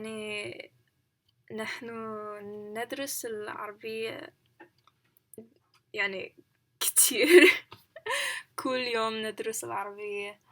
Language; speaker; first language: Arabic; non-native, learner; English